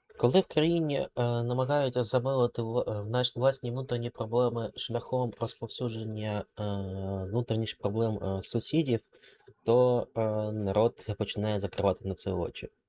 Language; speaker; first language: Ukrainian; non-native, local second language; Russian